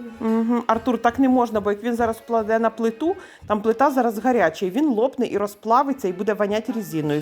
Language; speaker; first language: Ukrainian; native; Ukrainian